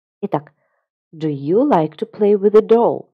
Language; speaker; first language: English; non-native, fluent; Russian